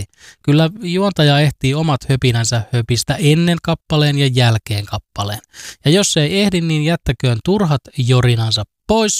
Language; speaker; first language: Finnish; native; Finnish